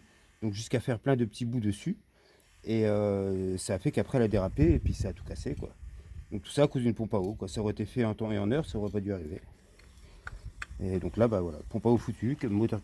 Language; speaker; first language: French; native; French